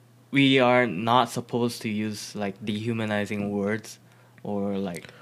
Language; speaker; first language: English; non-native, fluent; Korean